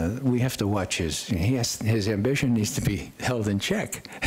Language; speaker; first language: English; native; English